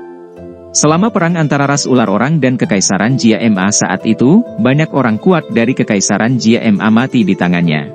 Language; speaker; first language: Indonesian; native; Indonesian